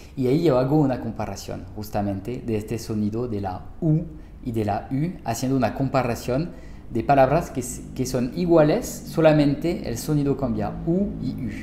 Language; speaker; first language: Spanish; non-native, fluent; French